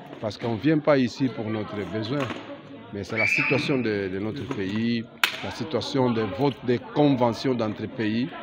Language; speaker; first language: French; non-native, learner; Portuguese